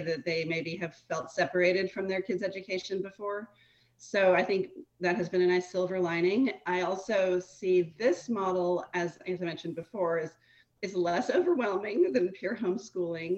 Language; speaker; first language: English; native; English